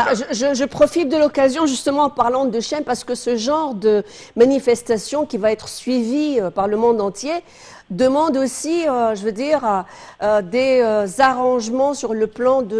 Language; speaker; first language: French; non-native, fluent; Arabic